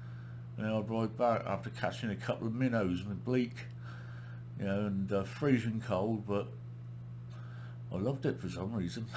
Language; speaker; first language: English; native; English